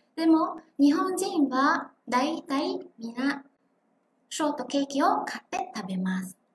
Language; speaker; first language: Japanese; non-native, fluent; Vietnamese